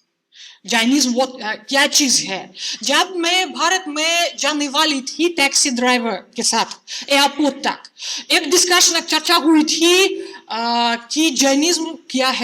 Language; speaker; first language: Hindi; non-native, fluent; Russian